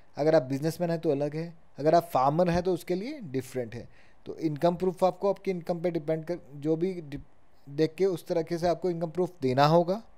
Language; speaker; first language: Hindi; native; Hindi